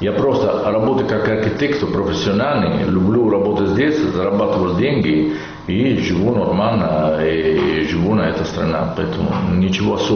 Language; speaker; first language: Russian; non-native, learner; Italian